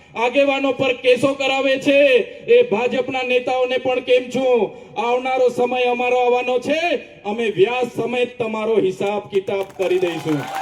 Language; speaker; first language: Gujarati; non-native, local second language; Vasavi